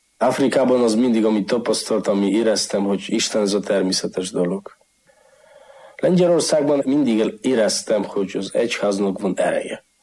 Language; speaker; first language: Hungarian; non-native, fluent; Polish